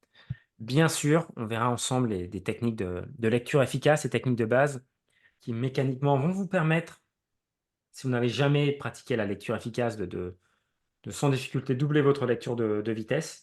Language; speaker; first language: French; native; French